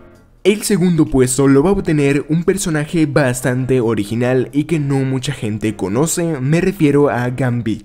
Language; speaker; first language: Spanish; native; Spanish